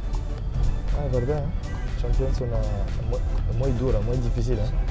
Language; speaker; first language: Spanish; non-native, fluent; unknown